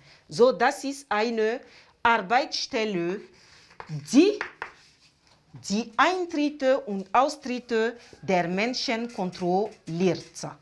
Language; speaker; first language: German; non-native, fluent; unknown